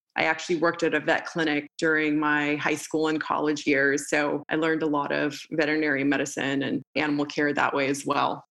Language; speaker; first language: English; early bilingual, other home language; Romanian